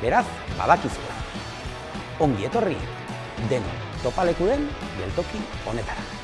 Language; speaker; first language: Basque; native; Basque